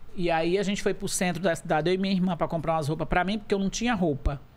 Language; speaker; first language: Portuguese; native; Portuguese